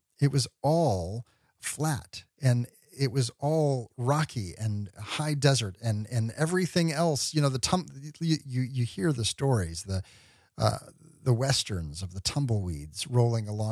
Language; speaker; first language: English; native; English